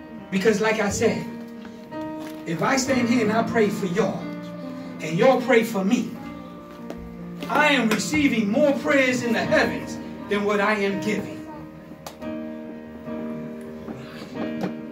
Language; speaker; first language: English; early bilingual, other home language; Spanish